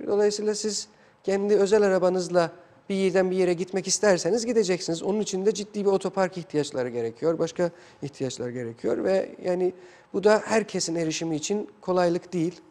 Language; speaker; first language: Turkish; non-native, fluent; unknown